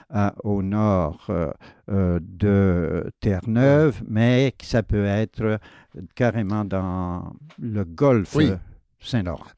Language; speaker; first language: French; native; French